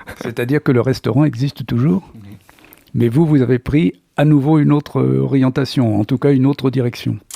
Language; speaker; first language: French; native; French